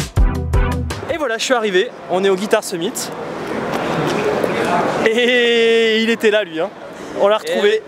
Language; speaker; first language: French; native; French